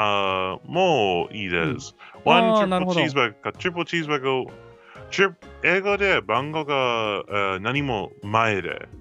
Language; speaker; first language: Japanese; non-native, learner; English